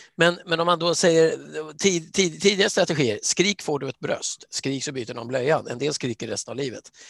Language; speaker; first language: Swedish; native; Swedish